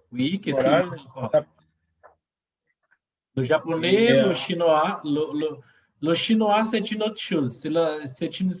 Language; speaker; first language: French; non-native, fluent; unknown